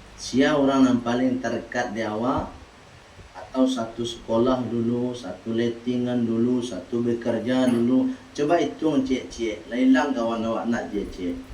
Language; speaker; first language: Malay; non-native, local second language; Minangkabau